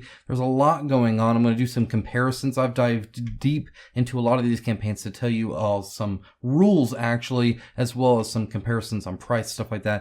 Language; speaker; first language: English; native; English